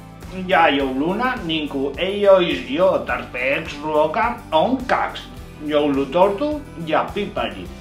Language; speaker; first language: Finnish; non-native, fluent; Spanish